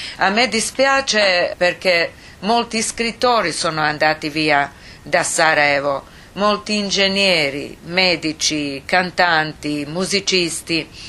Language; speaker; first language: Italian; non-native, fluent; Croatian